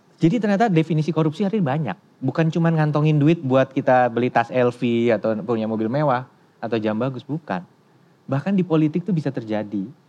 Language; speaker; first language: Indonesian; native; Indonesian